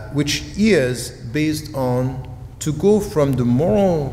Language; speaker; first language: English; non-native, fluent; French